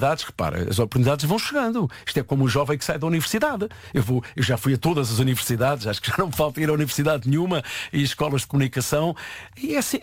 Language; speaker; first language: Portuguese; native; Portuguese